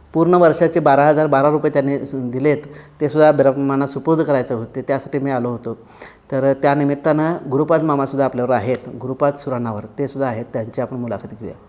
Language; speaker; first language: Marathi; native; Marathi